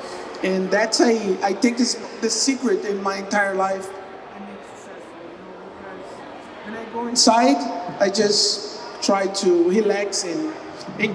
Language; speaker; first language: English; non-native, learner; Portuguese